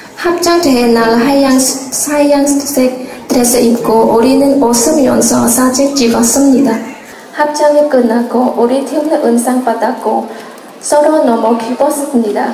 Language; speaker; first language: Korean; non-native, learner; Khmer